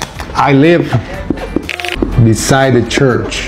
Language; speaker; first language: English; non-native, fluent; Spanish